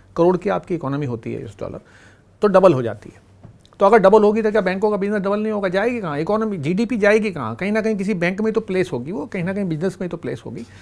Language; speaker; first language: Hindi; native; Hindi